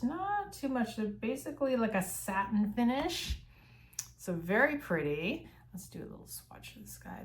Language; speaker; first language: English; native; English